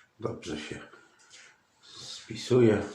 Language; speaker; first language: Polish; native; Polish